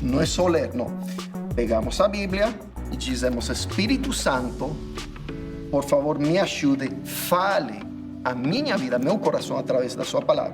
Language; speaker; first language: Portuguese; non-native, fluent; English